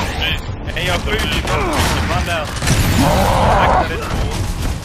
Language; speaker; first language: Swedish; native; Swedish